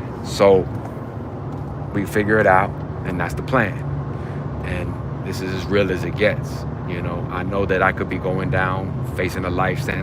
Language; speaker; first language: English; native; English